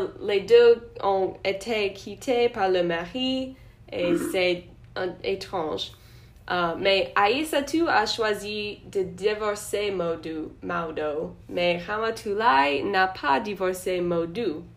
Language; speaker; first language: French; non-native, learner; English